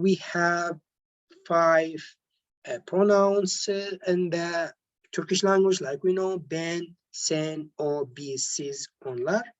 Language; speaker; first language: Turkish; non-native, learner; Arabic